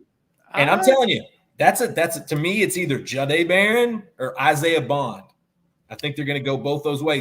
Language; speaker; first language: English; native; English